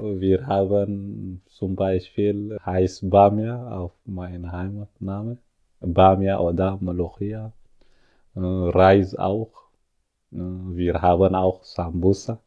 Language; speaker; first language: German; non-native, learner; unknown